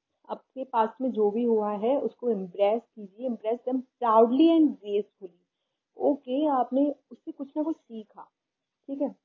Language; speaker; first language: Hindi; native; Hindi